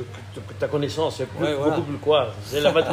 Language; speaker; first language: French; non-native, fluent; Portuguese